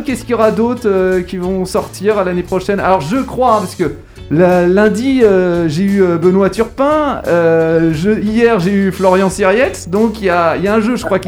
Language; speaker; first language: French; native; French